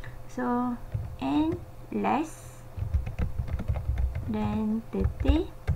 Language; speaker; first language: English; non-native, local second language; Malay